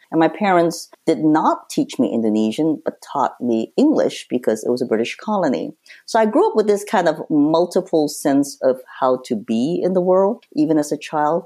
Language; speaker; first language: English; native; English